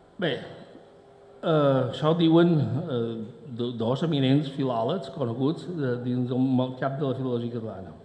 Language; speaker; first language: Catalan; native; Catalan